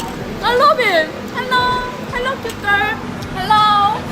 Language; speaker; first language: English; non-native, learner; Japanese